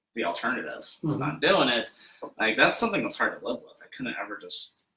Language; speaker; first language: English; native; English